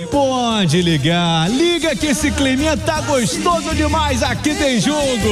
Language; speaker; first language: Portuguese; native; Portuguese